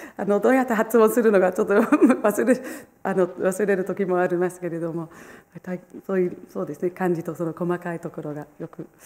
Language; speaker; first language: Japanese; non-native, fluent; English